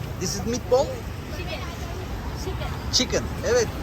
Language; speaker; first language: English; non-native, learner; Turkish